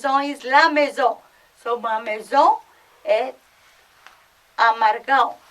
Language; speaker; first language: French; non-native, fluent; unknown